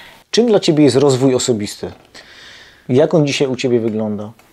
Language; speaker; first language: Polish; native; Polish